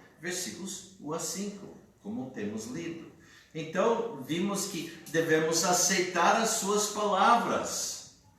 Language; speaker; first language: Portuguese; non-native, fluent; English